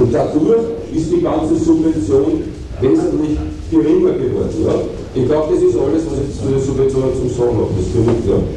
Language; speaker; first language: German; native; German